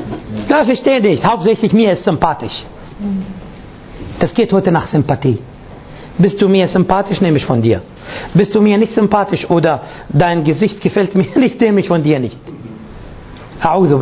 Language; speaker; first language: German; non-native, fluent; Arabic